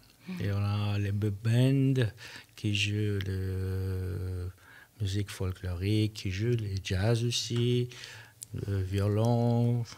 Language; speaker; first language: French; non-native, learner; Armenian